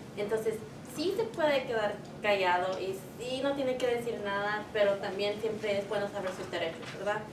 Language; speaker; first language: Spanish; early bilingual, heritage; Spanish